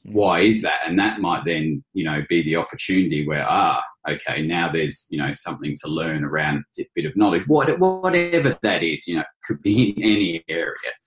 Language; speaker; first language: English; native; English